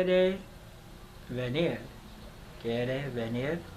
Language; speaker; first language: Spanish; non-native, learner; English